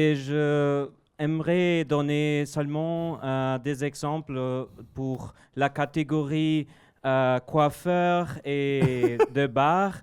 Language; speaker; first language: French; non-native, learner; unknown